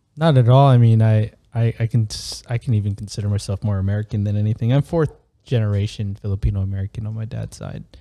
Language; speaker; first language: English; early bilingual, other home language; Filipino